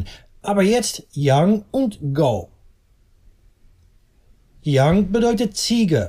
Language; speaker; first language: German; non-native, fluent; Dutch